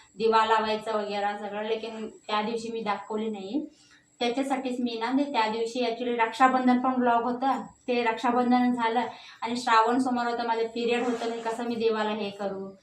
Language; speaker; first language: Marathi; non-native, local second language; Hindi